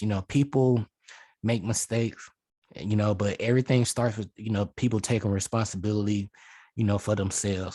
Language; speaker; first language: English; native; English